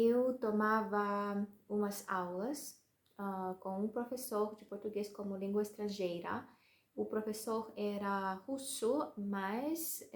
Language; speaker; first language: Portuguese; non-native, learner; Russian